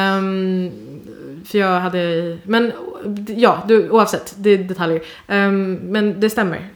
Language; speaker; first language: Swedish; early bilingual, other home language; Persian